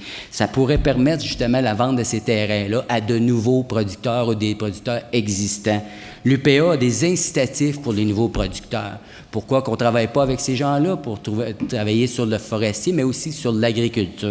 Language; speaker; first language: French; native; French